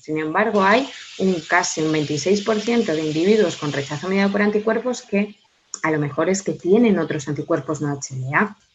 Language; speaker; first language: Spanish; native; Spanish